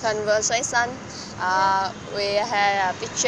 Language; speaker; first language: English; non-native, learner; Vietnamese